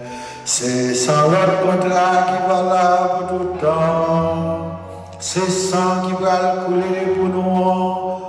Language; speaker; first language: French; non-native, local second language; Haitian Creole